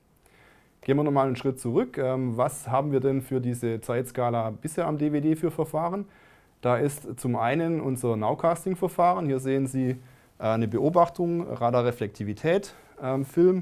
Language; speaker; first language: German; native; German